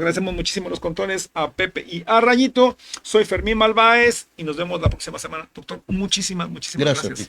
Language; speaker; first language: Spanish; native; Spanish